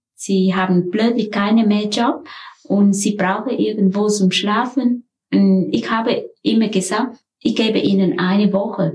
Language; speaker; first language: German; non-native, learner; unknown